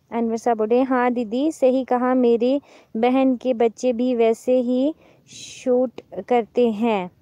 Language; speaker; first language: Hindi; native; Hindi